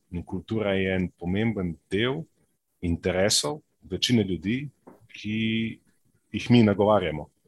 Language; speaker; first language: Slovenian; non-native, local second language; Serbian